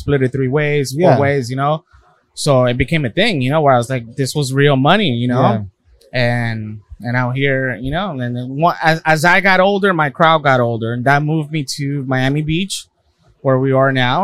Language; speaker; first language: English; early bilingual, other home language; Spanish